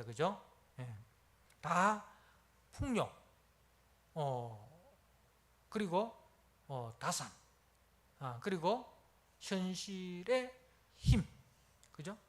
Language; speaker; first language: Korean; native; Korean